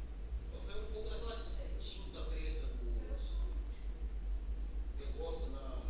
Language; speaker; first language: Portuguese; native; Portuguese